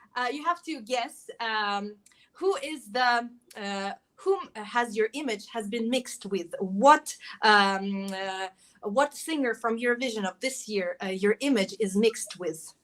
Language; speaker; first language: English; non-native, fluent; Ukrainian